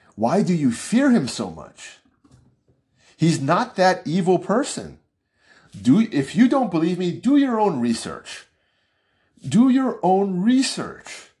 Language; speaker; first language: English; early bilingual, other home language; Chinese